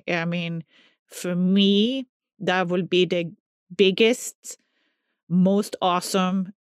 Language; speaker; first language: English; non-native, fluent; Swedish